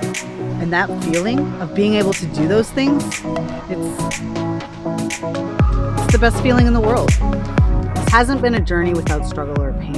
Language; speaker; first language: English; native; English